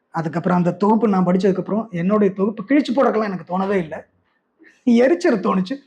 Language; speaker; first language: Tamil; non-native, local second language; Malayalam